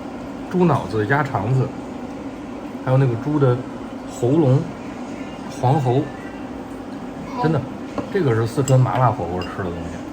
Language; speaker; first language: Chinese; native; Chinese